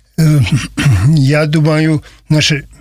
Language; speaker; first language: Ukrainian; non-native, learner; Polish